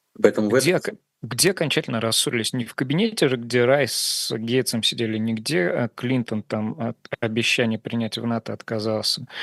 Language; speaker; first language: Russian; native; Russian